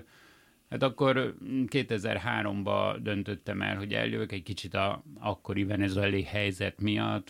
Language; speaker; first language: Hungarian; early bilingual, heritage; Hungarian